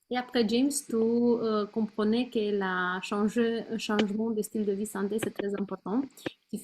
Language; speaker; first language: French; non-native, learner; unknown